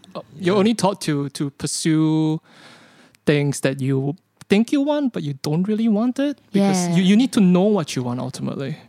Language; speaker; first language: English; native; English